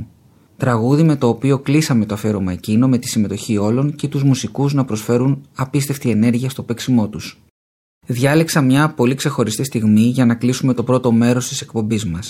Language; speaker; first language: Greek; native; Greek